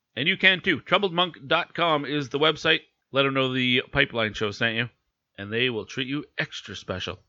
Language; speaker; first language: English; native; English